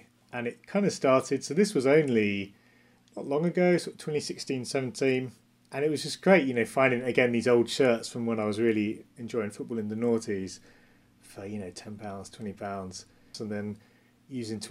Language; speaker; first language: English; native; English